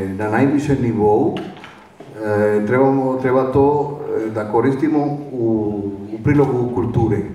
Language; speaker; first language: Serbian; non-native, fluent; Spanish